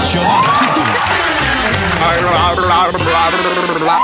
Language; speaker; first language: Chinese; native; Chinese